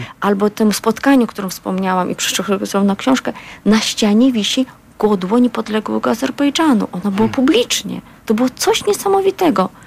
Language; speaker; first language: Polish; non-native, fluent; Azerbaijani